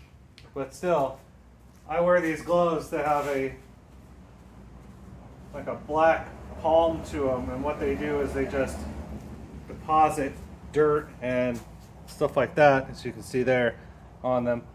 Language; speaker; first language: English; native; English